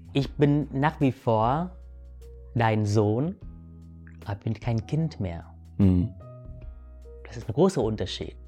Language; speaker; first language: German; non-native, fluent; Vietnamese